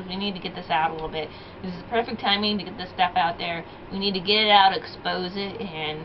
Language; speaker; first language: English; native; English